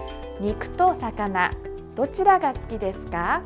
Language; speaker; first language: Japanese; non-native, fluent; Korean